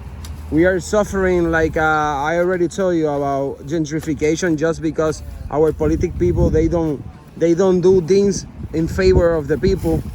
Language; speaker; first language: English; non-native, learner; Spanish